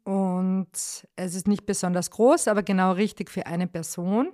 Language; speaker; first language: German; native; German